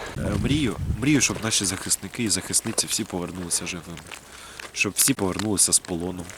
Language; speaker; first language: Ukrainian; non-native, local second language; Russian